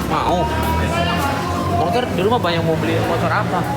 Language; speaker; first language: Indonesian; native; Indonesian